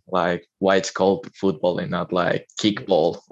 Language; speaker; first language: English; non-native, fluent; Spanish